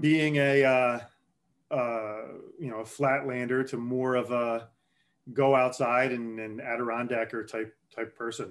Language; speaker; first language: English; native; English